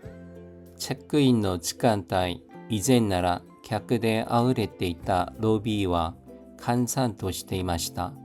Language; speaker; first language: Japanese; non-native, fluent; Korean